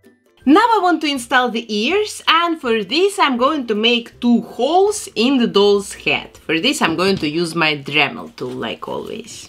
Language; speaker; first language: English; non-native, fluent; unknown